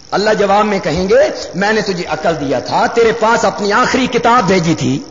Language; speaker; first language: Urdu; non-native, local second language; Punjabi